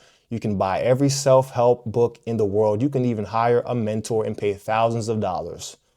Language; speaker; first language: English; native; English